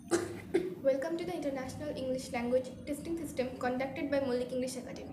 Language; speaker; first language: English; non-native, fluent; Bangla